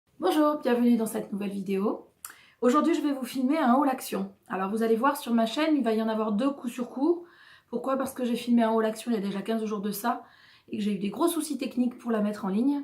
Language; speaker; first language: French; native; French